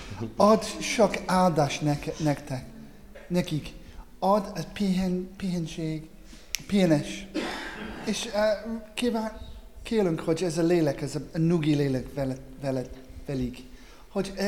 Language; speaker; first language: Hungarian; non-native, learner; English